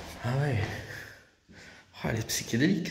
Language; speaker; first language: French; native; French